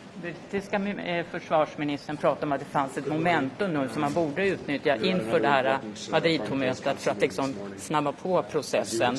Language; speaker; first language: Swedish; native; Swedish